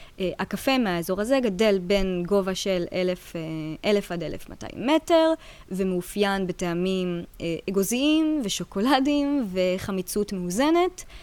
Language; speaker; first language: Hebrew; native; Hebrew